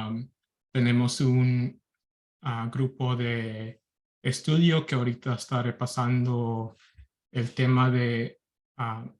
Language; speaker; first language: Spanish; early bilingual, heritage; Spanish